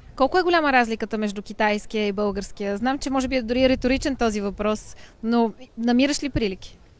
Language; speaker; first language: Bulgarian; native; Bulgarian